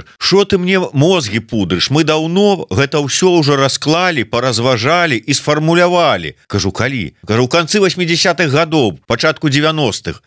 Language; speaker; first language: Belarusian; native; Belarusian